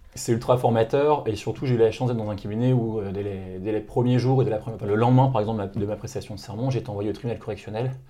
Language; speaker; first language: French; native; French